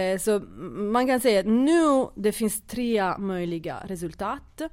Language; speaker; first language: Swedish; non-native, fluent; Italian